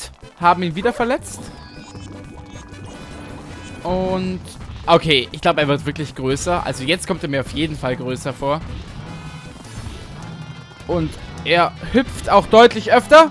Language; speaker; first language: German; native; German